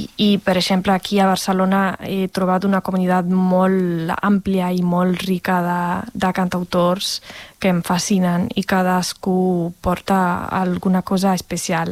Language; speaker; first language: Catalan; non-native, fluent; German